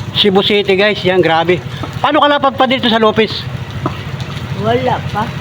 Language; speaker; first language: Filipino; native; Filipino